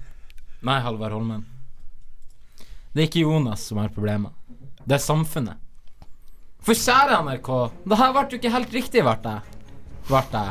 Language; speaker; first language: Norwegian; native; Norwegian